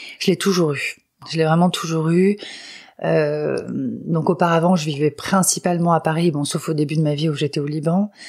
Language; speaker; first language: French; non-native, local second language; Arabic